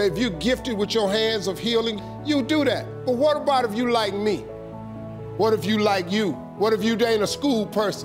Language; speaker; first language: English; native; English